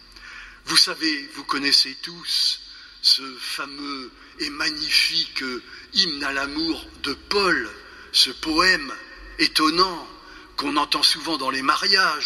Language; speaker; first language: French; native; French